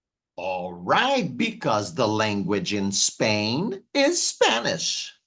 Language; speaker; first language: English; non-native, fluent; Portuguese